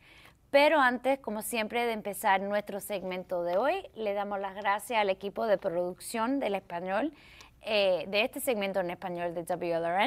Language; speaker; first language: Spanish; early bilingual, heritage; Spanish